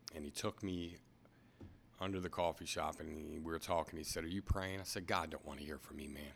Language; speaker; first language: English; native; English